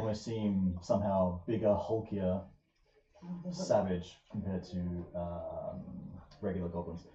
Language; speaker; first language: English; native; English